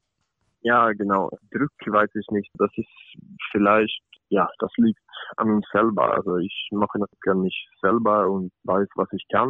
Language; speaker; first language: German; non-native, fluent; Swedish